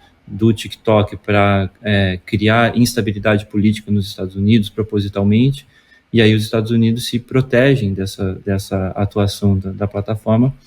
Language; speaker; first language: Portuguese; native; Portuguese